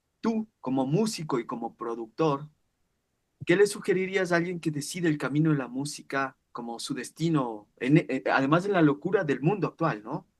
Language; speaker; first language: Spanish; native; Spanish